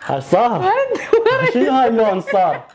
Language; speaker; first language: Arabic; native; Arabic